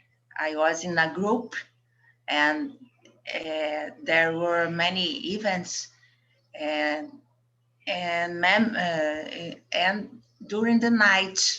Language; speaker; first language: English; non-native, learner; Portuguese